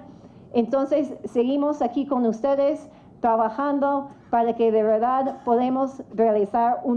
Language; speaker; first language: Spanish; non-native, fluent; English